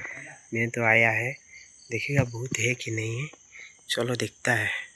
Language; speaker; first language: Hindi; non-native, local second language; Odia